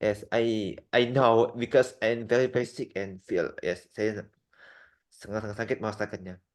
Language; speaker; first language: English; non-native, learner; Indonesian